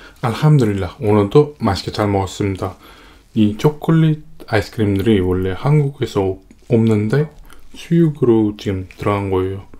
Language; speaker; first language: Korean; non-native, fluent; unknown